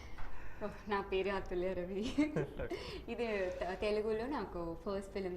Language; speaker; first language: Telugu; non-native, learner; Tamil